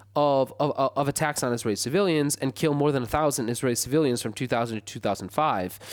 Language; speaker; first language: English; native; English